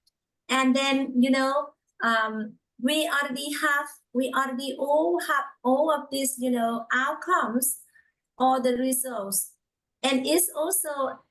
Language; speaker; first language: English; non-native, fluent; Vietnamese